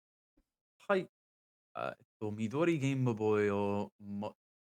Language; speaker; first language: Japanese; non-native, learner; English